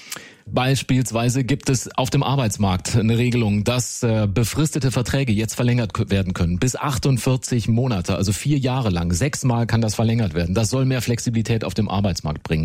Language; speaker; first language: German; native; German